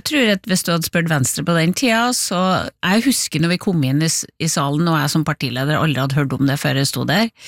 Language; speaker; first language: Norwegian; native; Norwegian